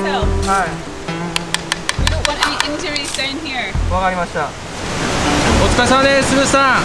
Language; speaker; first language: Japanese; native; Japanese